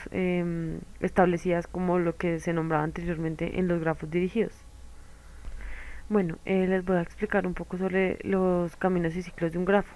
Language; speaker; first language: Spanish; native; Spanish